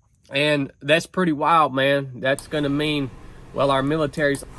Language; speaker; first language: English; native; English